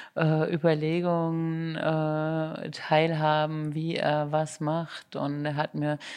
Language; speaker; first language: German; native; German